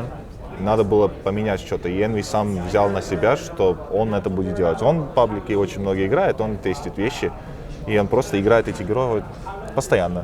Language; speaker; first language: Russian; early bilingual, heritage; Russian